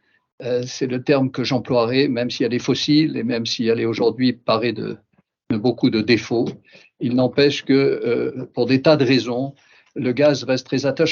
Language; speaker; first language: French; native; French